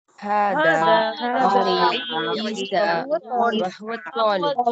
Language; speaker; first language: Arabic; non-native, learner; Tamil